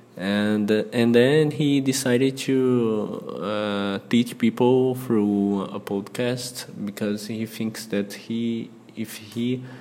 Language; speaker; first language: English; non-native, fluent; Portuguese